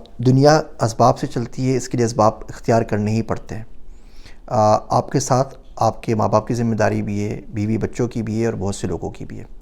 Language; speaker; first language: Urdu; native; Urdu